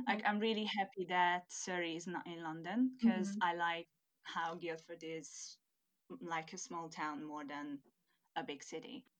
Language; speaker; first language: English; non-native, fluent; Hungarian